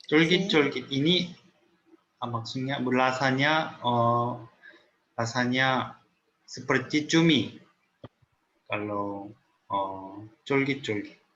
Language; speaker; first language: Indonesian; non-native, learner; Korean